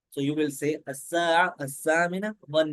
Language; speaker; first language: Arabic; non-native, learner; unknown